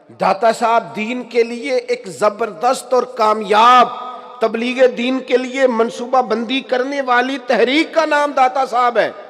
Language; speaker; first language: Urdu; non-native, local second language; Punjabi